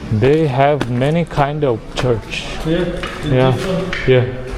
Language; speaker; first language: English; non-native, learner; Korean